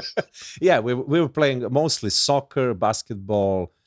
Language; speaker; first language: English; non-native, learner; Serbian